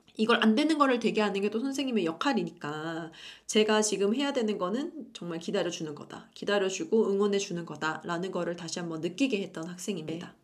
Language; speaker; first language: Korean; native; Korean